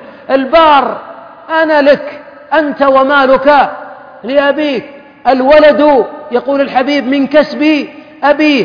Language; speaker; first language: Arabic; native; Arabic